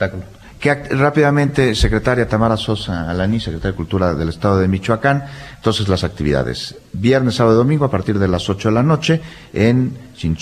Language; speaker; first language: Spanish; native; Spanish